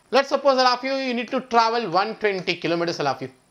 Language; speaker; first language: English; non-native, local second language; Telugu